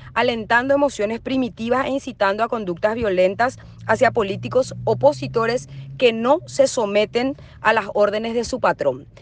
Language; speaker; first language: Spanish; native; Spanish